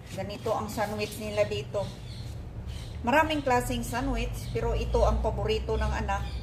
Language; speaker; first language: Filipino; non-native, local second language; Cebuano